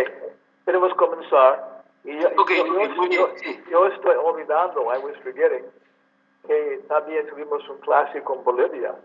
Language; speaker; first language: Spanish; non-native, fluent; English